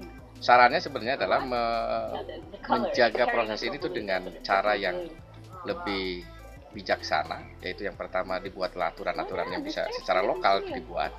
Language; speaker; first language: Indonesian; native; Indonesian